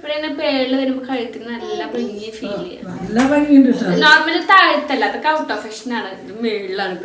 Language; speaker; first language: Malayalam; native; Malayalam